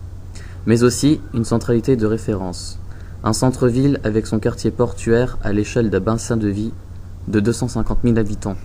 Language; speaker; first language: French; native; French